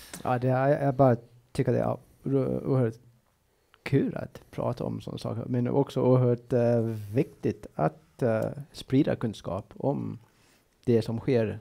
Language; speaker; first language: Swedish; non-native, fluent; English